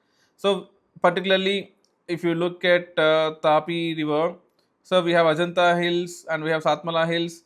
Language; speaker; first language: English; non-native, local second language; Telugu